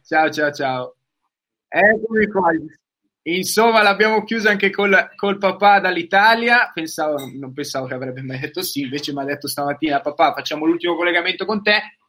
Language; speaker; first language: Italian; native; Italian